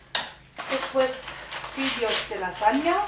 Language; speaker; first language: Spanish; non-native, learner; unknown